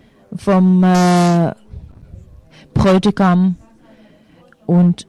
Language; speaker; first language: German; non-native, fluent; Finnish